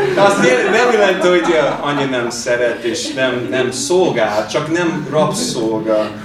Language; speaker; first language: Hungarian; non-native, fluent; English